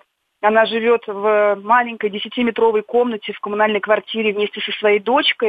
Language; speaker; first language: Russian; native; Russian